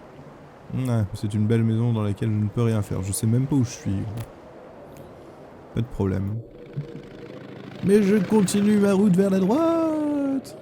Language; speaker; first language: French; native; French